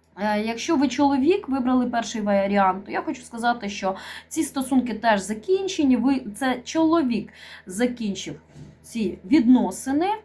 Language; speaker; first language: Ukrainian; non-native, local second language; Russian